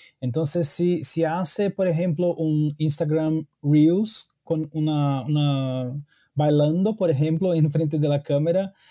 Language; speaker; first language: Spanish; non-native, fluent; Portuguese